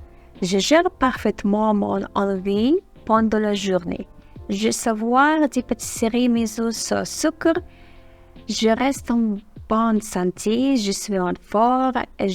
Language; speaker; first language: French; non-native, fluent; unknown